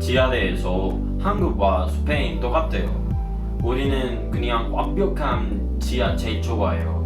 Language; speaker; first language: Korean; non-native, learner; Spanish